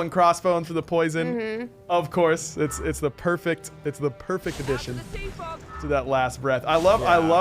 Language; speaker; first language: English; native; English